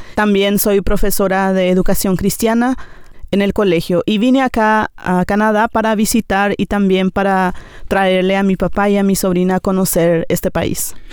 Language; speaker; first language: Spanish; non-native, local second language; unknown